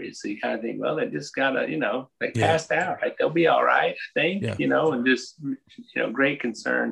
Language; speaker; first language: English; native; English